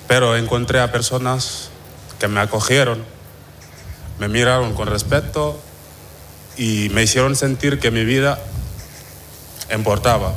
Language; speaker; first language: Spanish; non-native, fluent; Wolof